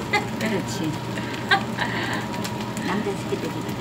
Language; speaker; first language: Korean; non-native, learner; Filipino